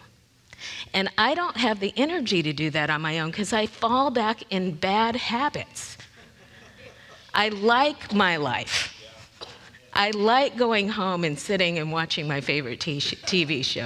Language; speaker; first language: English; native; English